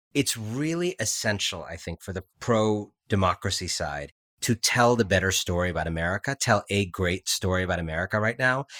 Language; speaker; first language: English; native; English